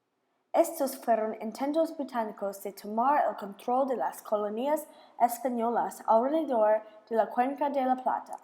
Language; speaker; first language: Spanish; non-native, learner; English